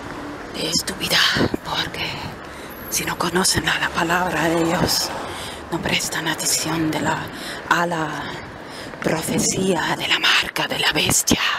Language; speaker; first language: Spanish; non-native, fluent; German